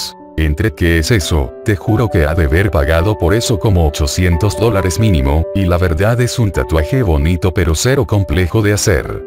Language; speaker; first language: Spanish; native; Spanish